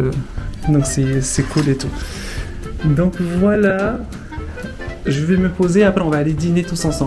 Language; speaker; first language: French; native; French